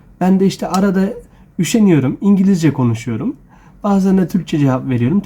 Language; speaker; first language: Turkish; non-native, fluent; Japanese